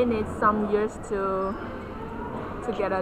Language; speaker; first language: English; non-native, learner; Chinese